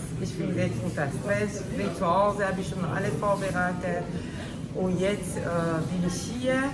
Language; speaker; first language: German; non-native, fluent; Lingala